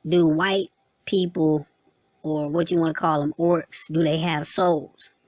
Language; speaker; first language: English; native; English